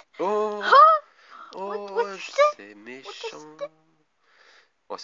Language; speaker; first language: French; native; French